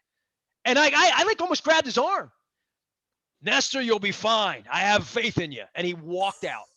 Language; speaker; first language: English; native; English